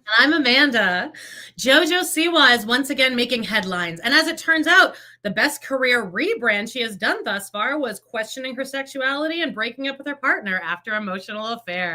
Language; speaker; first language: English; native; English